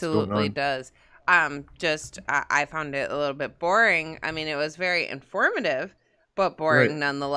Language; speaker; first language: English; native; English